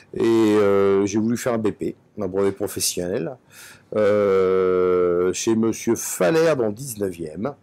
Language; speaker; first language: French; native; French